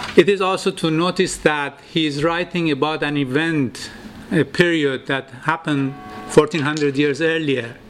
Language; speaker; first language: English; non-native, fluent; Persian